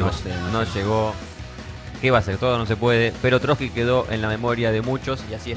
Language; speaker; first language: Spanish; native; Spanish